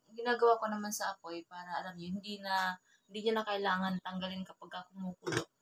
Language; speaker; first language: Filipino; non-native, local second language; Cebuano